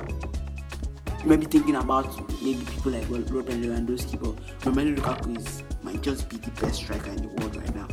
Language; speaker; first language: English; non-native, local second language; Yoruba